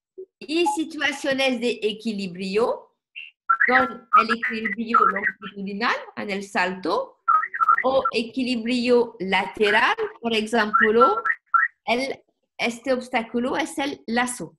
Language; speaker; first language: Spanish; non-native, learner; French